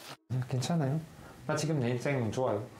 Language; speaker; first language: Korean; non-native, learner; French